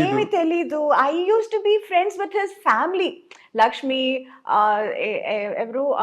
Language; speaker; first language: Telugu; non-native, local second language; Tamil